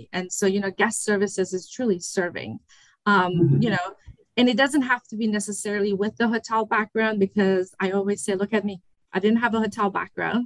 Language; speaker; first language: English; non-native, fluent; German